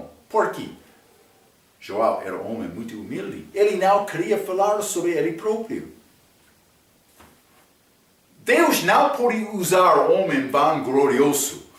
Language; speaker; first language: Portuguese; non-native, fluent; English